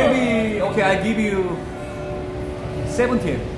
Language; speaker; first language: English; non-native, learner; Korean